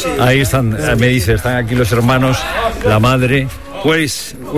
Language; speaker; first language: Spanish; native; Spanish